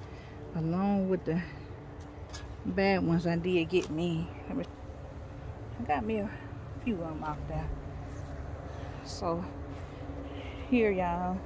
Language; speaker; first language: English; native; English